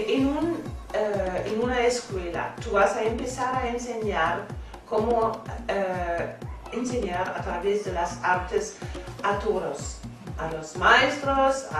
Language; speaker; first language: Spanish; non-native, fluent; German